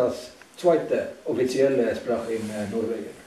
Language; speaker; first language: German; non-native, learner; Northern Sami